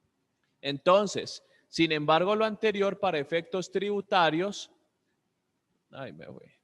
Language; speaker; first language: Spanish; native; Spanish